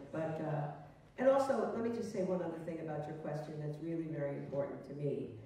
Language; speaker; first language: English; native; English